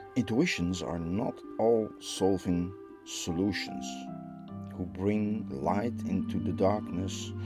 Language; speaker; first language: English; non-native, fluent; Dutch